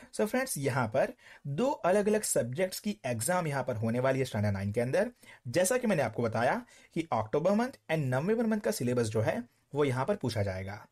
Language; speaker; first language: Hindi; non-native, local second language; Gujarati